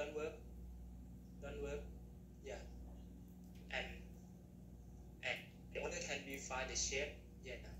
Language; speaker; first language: English; non-native, learner; Thai